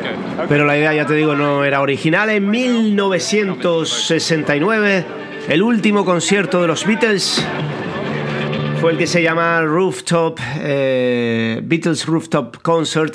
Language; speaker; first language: Spanish; native; Spanish